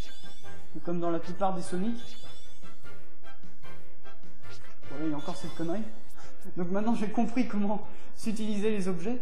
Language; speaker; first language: French; native; French